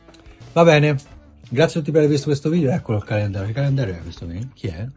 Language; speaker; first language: Italian; native; Italian